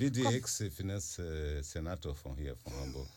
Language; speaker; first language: German; non-native, learner; Portuguese